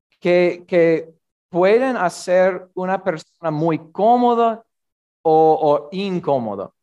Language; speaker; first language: Spanish; non-native, learner; English